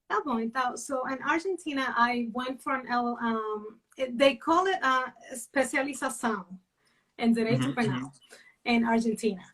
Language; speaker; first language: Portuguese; non-native, learner; Spanish